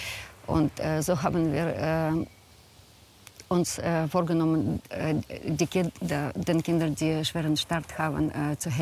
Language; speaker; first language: German; non-native, fluent; Russian